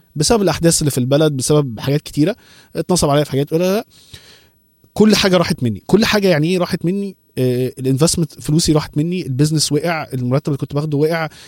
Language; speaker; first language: Arabic; early bilingual, heritage; Arabic